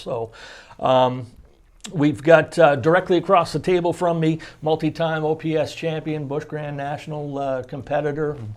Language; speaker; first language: English; native; English